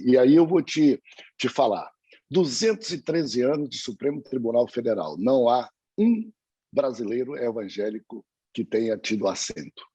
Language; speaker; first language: Portuguese; native; Portuguese